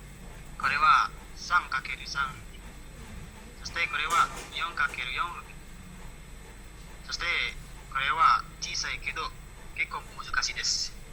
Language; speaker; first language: Japanese; non-native, learner; Indonesian